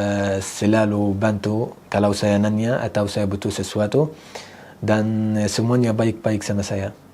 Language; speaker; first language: Indonesian; non-native, learner; Arabic